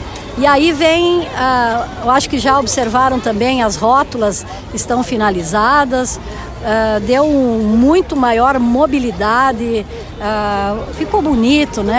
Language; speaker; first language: Portuguese; native; Portuguese